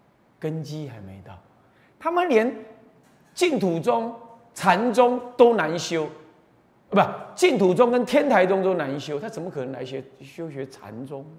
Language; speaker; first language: Chinese; native; Chinese